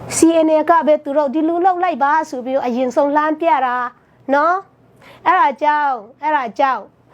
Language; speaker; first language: Burmese; non-native, local second language; Tedim Chin